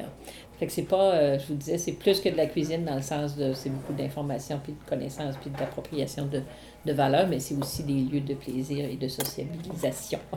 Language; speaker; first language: French; native; French